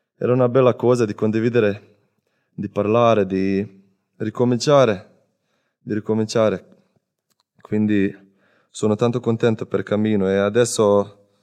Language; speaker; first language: Italian; non-native, learner; Croatian